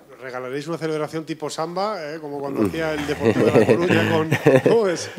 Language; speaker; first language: Spanish; native; Spanish